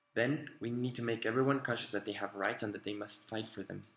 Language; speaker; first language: English; non-native, fluent; Spanish